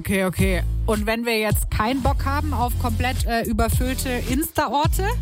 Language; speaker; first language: German; native; German